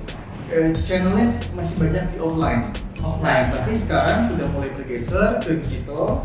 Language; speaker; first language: Indonesian; native; Indonesian